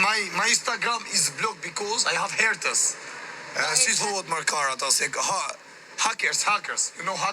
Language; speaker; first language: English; non-native, learner; Albanian